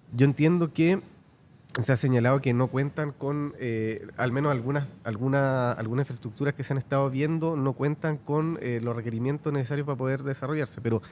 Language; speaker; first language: Spanish; native; Spanish